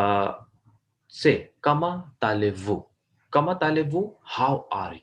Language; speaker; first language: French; non-native, fluent; Urdu